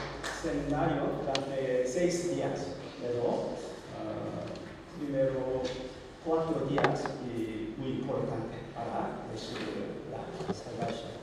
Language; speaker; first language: Spanish; non-native, learner; Korean